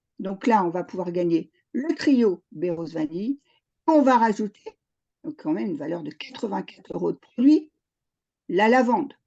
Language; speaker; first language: French; native; French